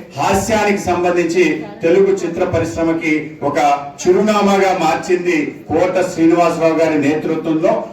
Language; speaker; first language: Telugu; native; Telugu